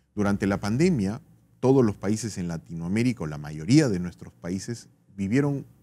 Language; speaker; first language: Spanish; native; Spanish